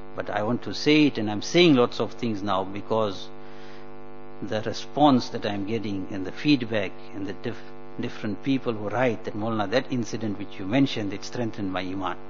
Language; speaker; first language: English; native; English